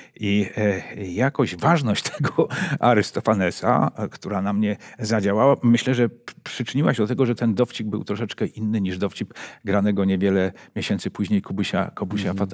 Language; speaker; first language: Polish; native; Polish